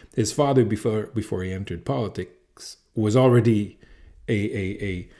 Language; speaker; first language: English; native; English